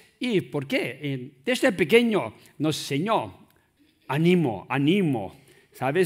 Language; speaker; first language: Spanish; non-native, learner; Tibetan